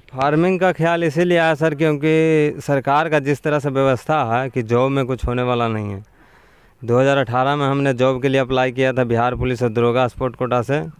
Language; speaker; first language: Hindi; native; Hindi